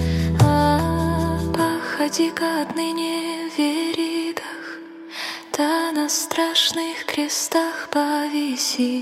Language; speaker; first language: Russian; native; Russian